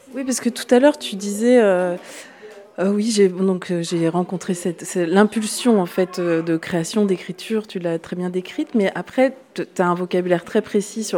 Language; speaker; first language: French; native; French